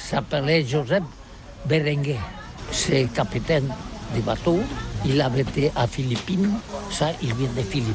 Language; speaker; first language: French; non-native, learner; Catalan